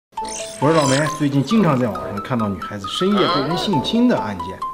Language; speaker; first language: Chinese; native; Chinese